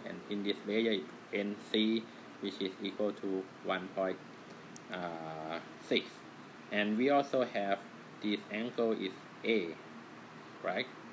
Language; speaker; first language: English; non-native, fluent; Thai